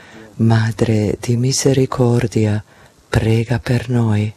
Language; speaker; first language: Italian; native; Italian